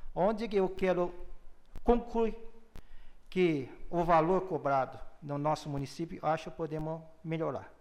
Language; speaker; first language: Portuguese; early bilingual, other home language; Chinese